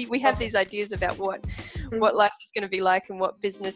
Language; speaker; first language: English; native; English